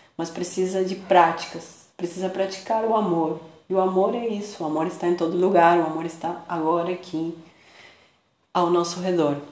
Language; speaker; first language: Portuguese; non-native, fluent; Spanish